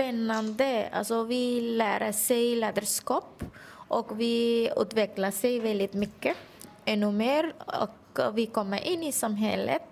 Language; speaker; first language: Swedish; non-native, learner; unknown